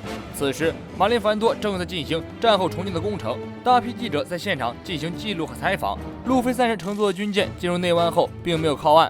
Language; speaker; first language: Chinese; native; Chinese